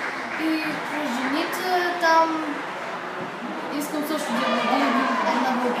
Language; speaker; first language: Bulgarian; early bilingual, heritage; Bulgarian